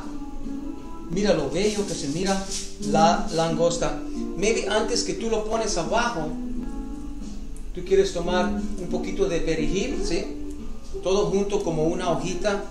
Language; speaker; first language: Spanish; early bilingual, other home language; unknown